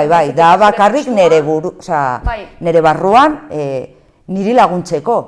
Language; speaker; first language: Basque; non-native, local second language; Spanish